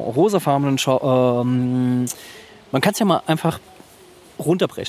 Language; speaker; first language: German; native; German